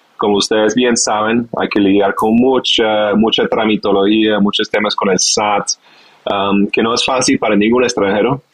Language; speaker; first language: Spanish; non-native, fluent; English